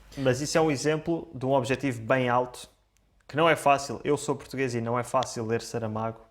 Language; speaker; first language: Portuguese; native; Portuguese